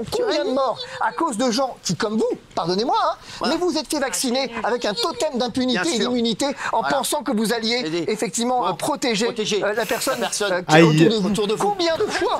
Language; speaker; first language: French; native; French